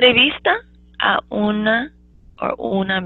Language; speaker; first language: Spanish; non-native, fluent; English